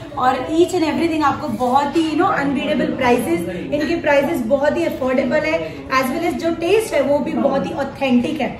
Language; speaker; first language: Hindi; native; Hindi